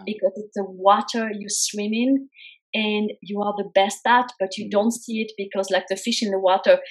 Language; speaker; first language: English; non-native, fluent; French